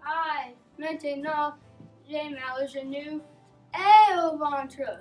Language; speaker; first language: French; non-native, learner; English